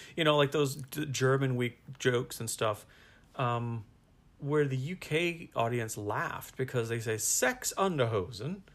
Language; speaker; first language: English; native; English